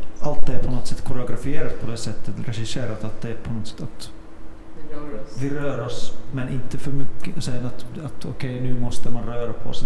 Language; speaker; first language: Swedish; non-native, fluent; Finnish